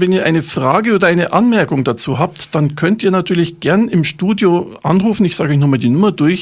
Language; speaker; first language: German; native; German